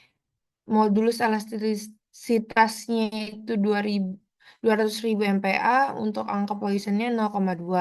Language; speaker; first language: Indonesian; native; Indonesian